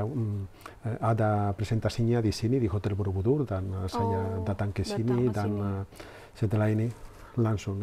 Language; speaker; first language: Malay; non-native, learner; Spanish